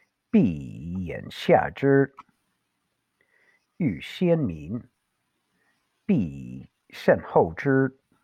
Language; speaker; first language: Chinese; non-native, learner; English